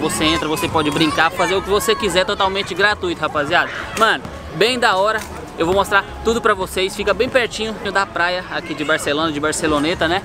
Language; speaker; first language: Portuguese; native; Portuguese